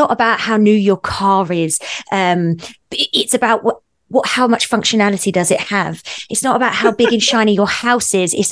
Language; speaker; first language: English; native; English